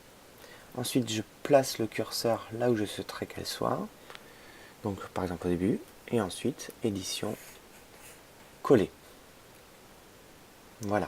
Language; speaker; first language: French; native; French